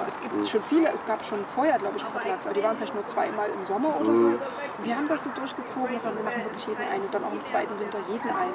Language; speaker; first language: German; native; German